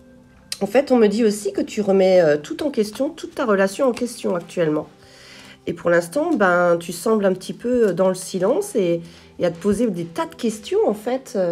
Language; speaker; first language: French; native; French